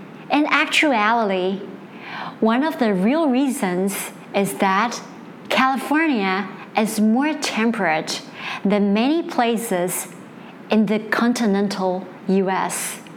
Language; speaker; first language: English; non-native, fluent; Chinese